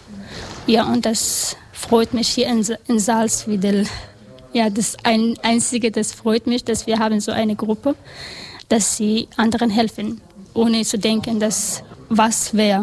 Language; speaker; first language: German; non-native, learner; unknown